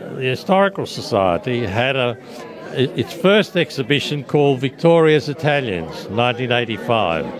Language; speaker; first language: English; early bilingual, other home language; Italian